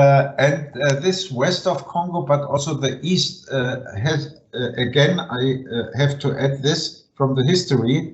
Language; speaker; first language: English; non-native, fluent; German